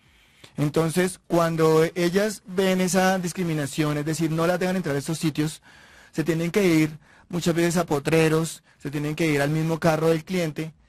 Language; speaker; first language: Spanish; native; Spanish